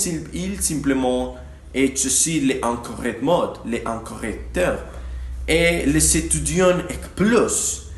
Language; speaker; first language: French; non-native, learner; Spanish